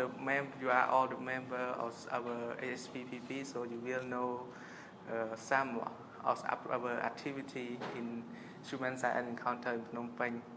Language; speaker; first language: English; non-native, fluent; Khmer